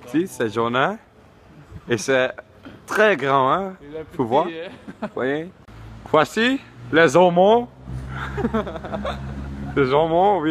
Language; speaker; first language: French; non-native, learner; Dutch